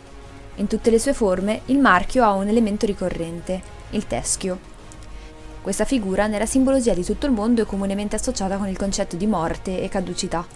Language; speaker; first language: Italian; native; Italian